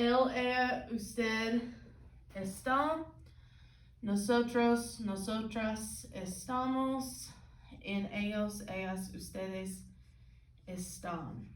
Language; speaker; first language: Spanish; non-native, fluent; English